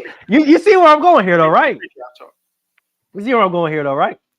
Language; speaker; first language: English; native; English